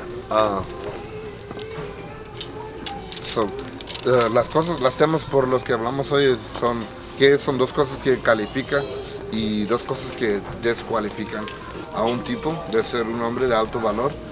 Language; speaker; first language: Spanish; early bilingual, heritage; Spanish